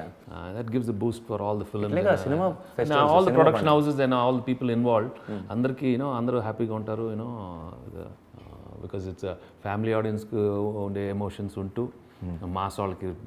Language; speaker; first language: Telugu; native; Telugu